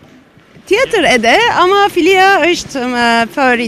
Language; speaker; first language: Albanian; non-native, learner; Turkish